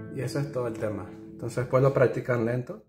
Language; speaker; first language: Spanish; native; Spanish